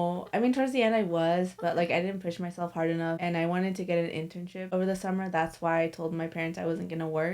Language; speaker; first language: English; native; English